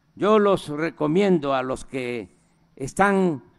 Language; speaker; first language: Spanish; native; Spanish